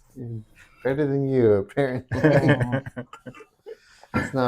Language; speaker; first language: English; native; English